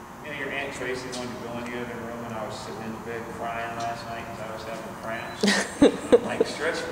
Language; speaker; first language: English; native; English